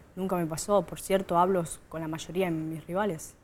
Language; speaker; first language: Spanish; native; Spanish